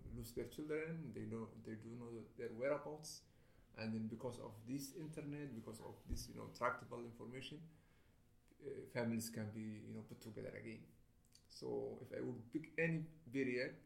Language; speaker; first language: English; non-native, fluent; Somali